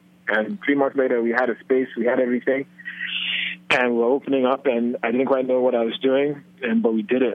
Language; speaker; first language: English; non-native, local second language; Yoruba